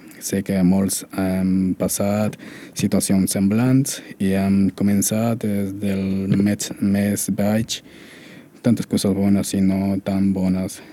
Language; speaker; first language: Catalan; non-native, learner; Spanish